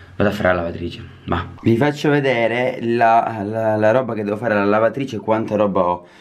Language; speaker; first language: Italian; native; Italian